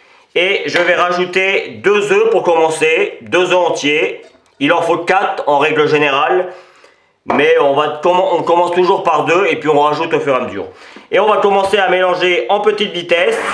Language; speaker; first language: French; native; French